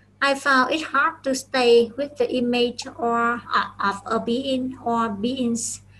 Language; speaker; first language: English; non-native, fluent; Vietnamese